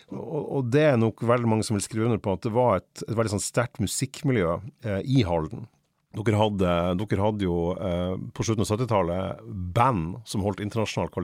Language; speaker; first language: Norwegian; native; Norwegian